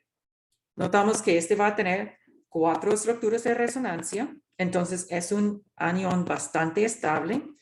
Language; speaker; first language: Spanish; non-native, fluent; English